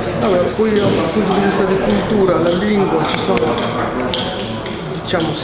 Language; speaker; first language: Italian; non-native, fluent; Bangla